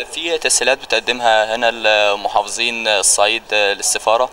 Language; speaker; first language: Arabic; native; Arabic